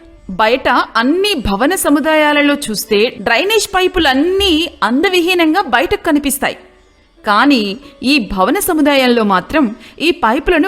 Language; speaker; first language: Telugu; native; Telugu